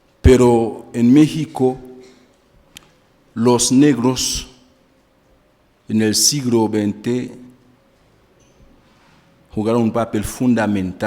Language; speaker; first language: Spanish; non-native, fluent; Haitian Creole